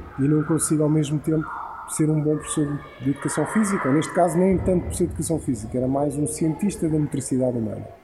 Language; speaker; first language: Portuguese; native; Portuguese